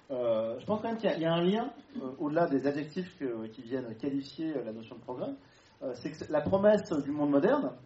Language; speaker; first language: French; native; French